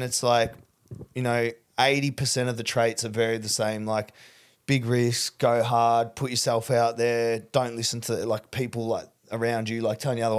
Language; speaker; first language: English; native; English